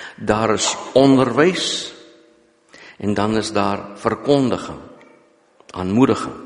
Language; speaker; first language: Afrikaans; non-native, local second language; English